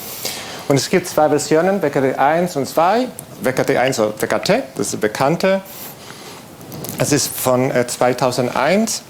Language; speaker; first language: German; non-native, fluent; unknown